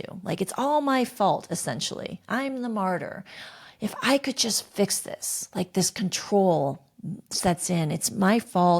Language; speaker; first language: English; native; English